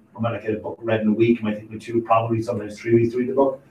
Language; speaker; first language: English; native; English